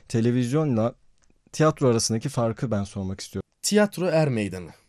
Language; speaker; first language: Turkish; native; Turkish